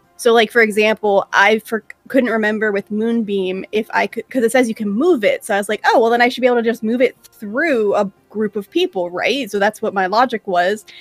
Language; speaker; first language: English; native; English